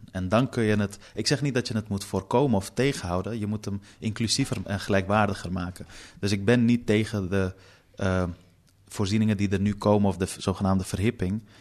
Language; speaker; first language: Dutch; early bilingual, other home language; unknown